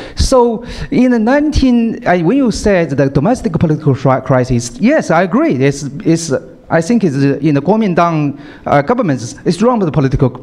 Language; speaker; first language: English; non-native, fluent; Chinese